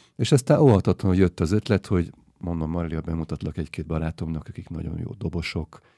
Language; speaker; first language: Hungarian; native; Hungarian